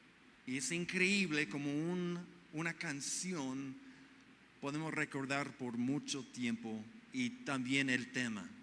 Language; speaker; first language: Spanish; non-native, fluent; English